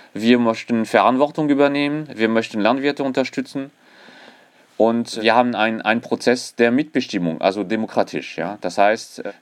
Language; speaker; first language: German; non-native, fluent; French